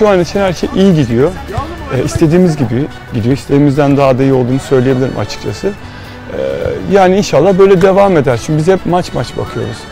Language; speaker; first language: Turkish; native; Turkish